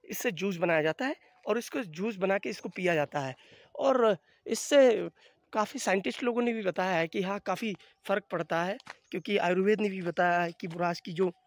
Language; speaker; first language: Hindi; non-native, local second language; Bangla